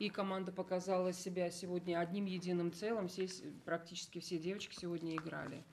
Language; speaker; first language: Russian; native; Russian